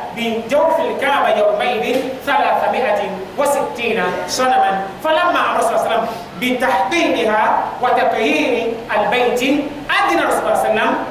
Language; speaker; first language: Arabic; non-native, fluent; Yoruba